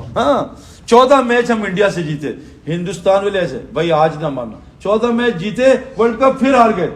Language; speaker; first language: Urdu; native; Urdu